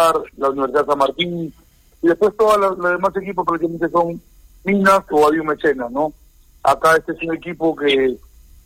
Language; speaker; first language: Spanish; native; Spanish